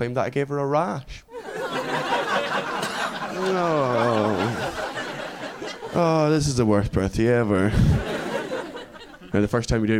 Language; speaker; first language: English; native; English